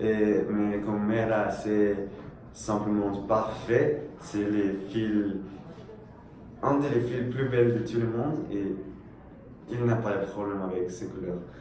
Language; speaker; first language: French; non-native, learner; Spanish